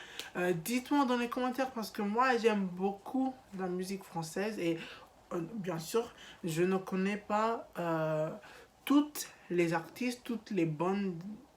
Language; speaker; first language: French; non-native, learner; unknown